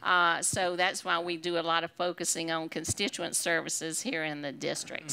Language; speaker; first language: English; native; English